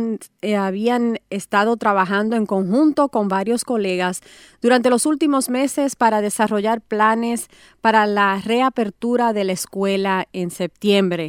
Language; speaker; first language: Spanish; native; Spanish